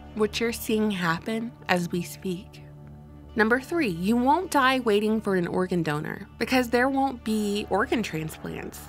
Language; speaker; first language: English; native; English